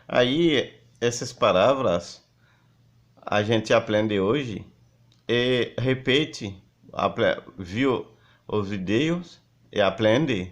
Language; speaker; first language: Portuguese; non-native, learner; Haitian Creole